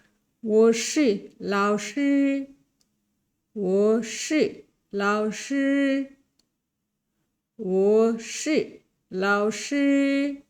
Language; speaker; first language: Chinese; non-native, learner; Bangla